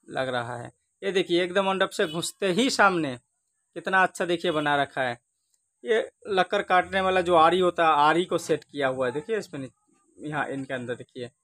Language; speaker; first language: Hindi; non-native, local second language; Bangla